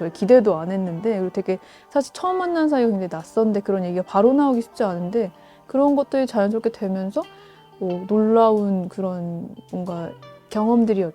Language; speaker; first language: Korean; native; Korean